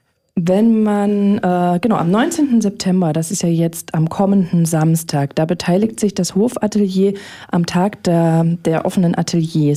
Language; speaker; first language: German; native; German